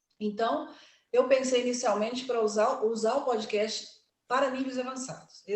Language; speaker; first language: Portuguese; native; Portuguese